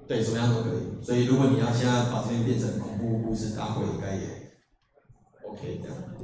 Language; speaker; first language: Chinese; native; Chinese